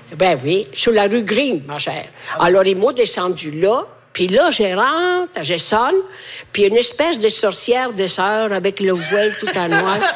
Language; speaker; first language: French; non-native, fluent; Italian